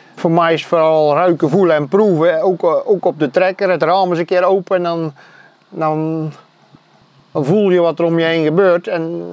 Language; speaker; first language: Dutch; native; Dutch